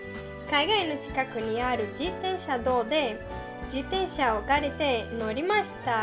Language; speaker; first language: Japanese; non-native, learner; Portuguese